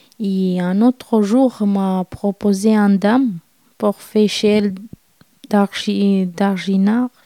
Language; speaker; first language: French; non-native, learner; Romany